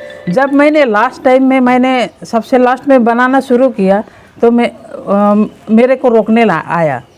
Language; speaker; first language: Hindi; non-native, local second language; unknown